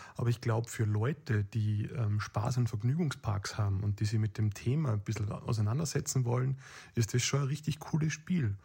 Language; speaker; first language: German; native; German